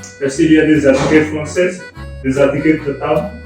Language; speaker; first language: French; non-native, learner; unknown